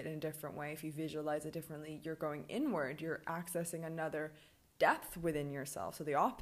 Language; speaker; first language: English; native; English